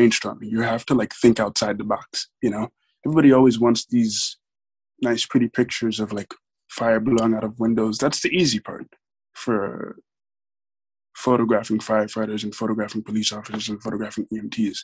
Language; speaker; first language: English; native; English